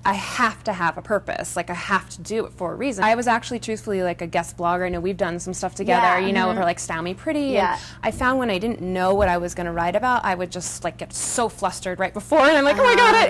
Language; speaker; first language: English; native; English